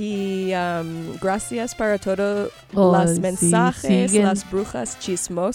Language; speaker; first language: Spanish; non-native, learner; English